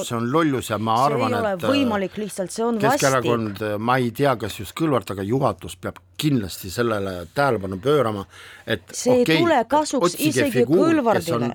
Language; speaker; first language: Estonian; non-native, local second language; Russian